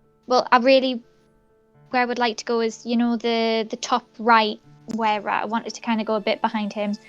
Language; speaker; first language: English; native; English